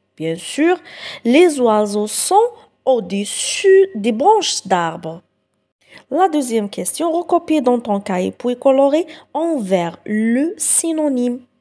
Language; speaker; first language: French; non-native, local second language; Arabic